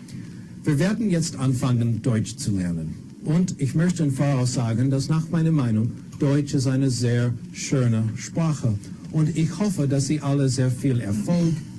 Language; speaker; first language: German; non-native, fluent; English